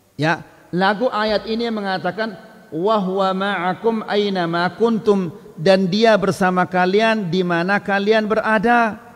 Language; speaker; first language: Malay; non-native, local second language; Sasak